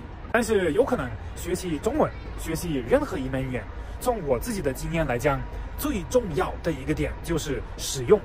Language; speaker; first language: Chinese; non-native, fluent; German